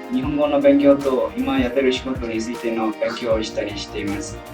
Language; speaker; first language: Japanese; non-native, fluent; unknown